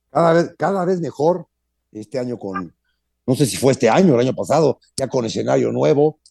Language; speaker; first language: Spanish; native; Spanish